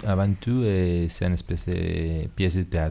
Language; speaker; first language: French; non-native, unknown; Spanish